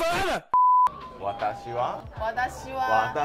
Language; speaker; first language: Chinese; non-native, learner; Japanese